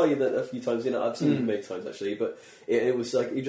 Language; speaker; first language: English; native; English